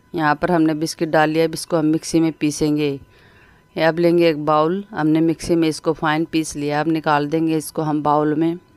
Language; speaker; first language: Hindi; native; Hindi